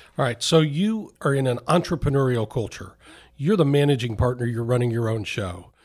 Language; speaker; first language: English; native; English